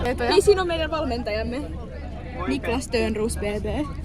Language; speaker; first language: Finnish; native; Finnish